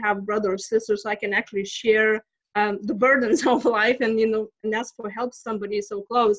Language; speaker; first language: English; non-native, fluent; Lithuanian